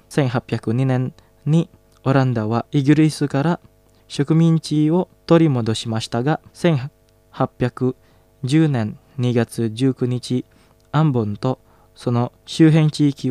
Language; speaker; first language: Japanese; non-native, fluent; Indonesian